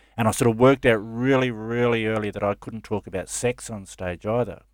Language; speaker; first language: English; native; English